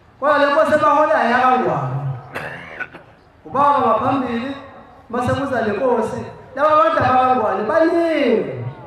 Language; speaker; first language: Zulu; native; Zulu